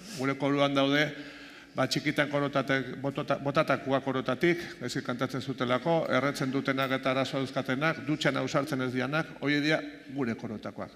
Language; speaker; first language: Basque; native; Basque